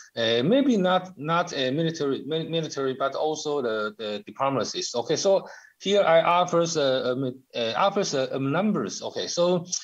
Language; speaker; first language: English; non-native, learner; Chinese